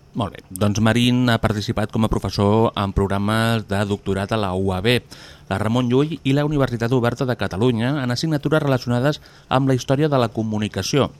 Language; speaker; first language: Catalan; native; Catalan